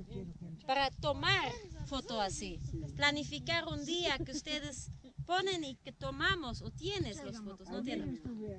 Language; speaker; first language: Spanish; non-native, fluent; Dutch